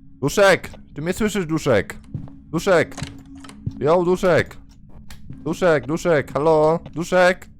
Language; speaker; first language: Polish; native; Polish